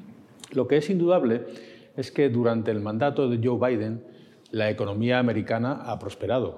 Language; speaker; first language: Spanish; native; Spanish